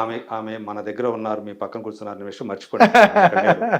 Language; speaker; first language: Telugu; native; Telugu